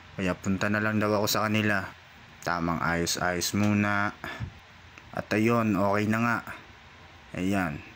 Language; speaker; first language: Filipino; non-native, local second language; Bikol